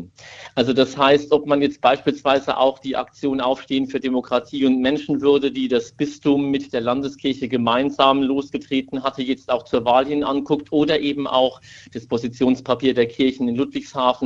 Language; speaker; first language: German; native; German